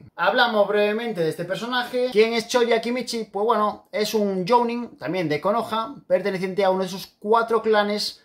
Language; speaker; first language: Spanish; native; Spanish